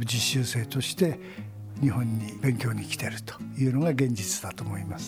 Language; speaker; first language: Japanese; native; Japanese